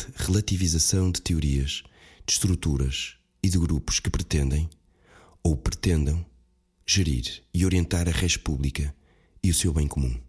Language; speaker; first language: Portuguese; native; Portuguese